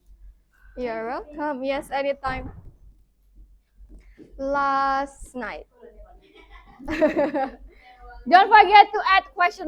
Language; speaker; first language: English; non-native, fluent; Indonesian